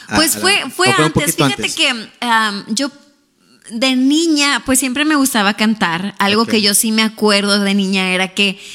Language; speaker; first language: Spanish; native; Spanish